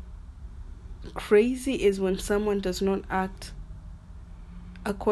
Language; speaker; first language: English; non-native, local second language; Swahili